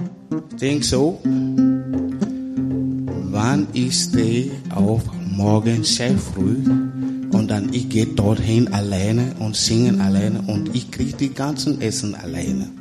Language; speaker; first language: German; non-native, learner; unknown